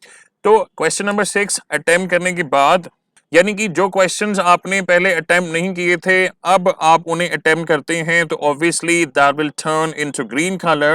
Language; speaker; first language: Hindi; native; Hindi